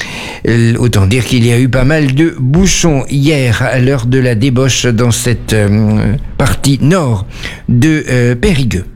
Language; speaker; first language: French; native; French